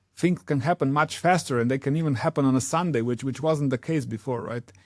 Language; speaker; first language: English; non-native, fluent; Slovenian